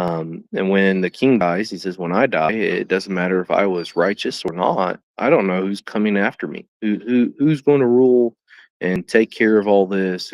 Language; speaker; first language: English; native; English